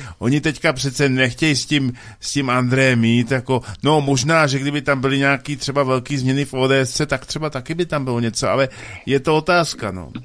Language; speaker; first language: Czech; native; Czech